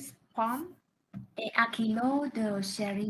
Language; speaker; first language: French; non-native, learner; Vietnamese